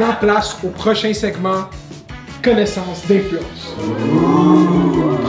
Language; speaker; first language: French; native; French